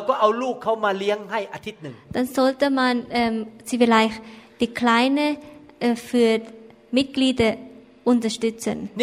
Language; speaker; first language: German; non-native, learner; Thai